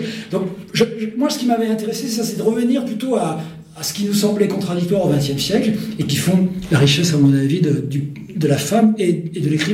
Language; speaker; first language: French; native; French